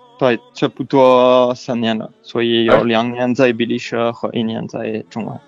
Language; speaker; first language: Chinese; non-native, learner; French